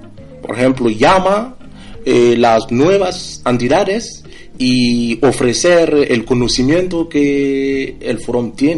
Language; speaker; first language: Spanish; non-native, fluent; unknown